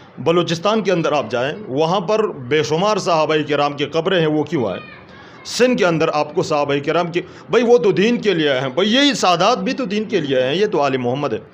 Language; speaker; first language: Urdu; non-native, local second language; Pashto